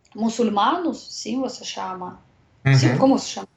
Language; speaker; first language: Portuguese; non-native, fluent; Russian